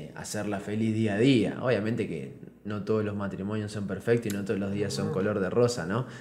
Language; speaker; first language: Spanish; native; Spanish